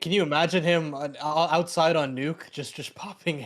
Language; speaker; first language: English; native; English